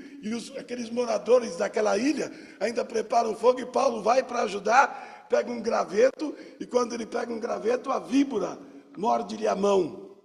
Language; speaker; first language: Portuguese; native; Portuguese